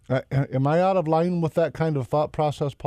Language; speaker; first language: English; native; English